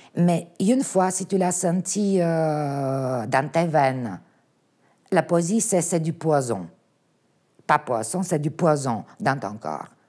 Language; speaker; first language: French; non-native, fluent; Bulgarian